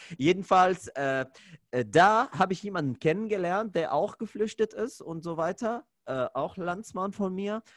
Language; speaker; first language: German; non-native, fluent; Arabic